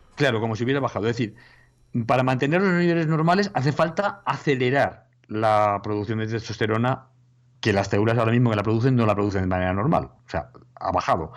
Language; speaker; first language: Spanish; native; Spanish